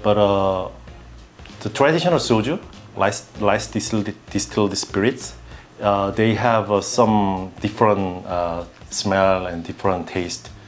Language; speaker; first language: English; non-native, learner; Korean